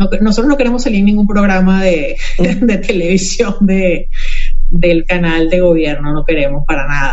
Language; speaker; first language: Spanish; native; Spanish